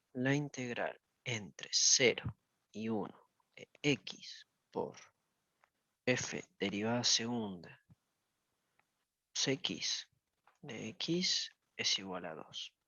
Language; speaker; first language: Spanish; native; Spanish